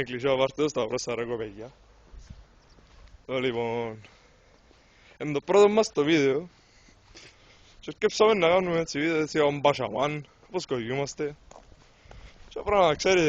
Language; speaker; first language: Greek; native; Greek